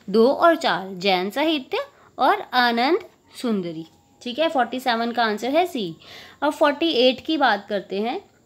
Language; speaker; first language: Hindi; native; Hindi